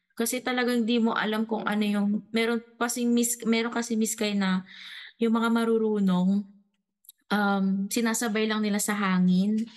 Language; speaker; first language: Filipino; non-native, local second language; Cebuano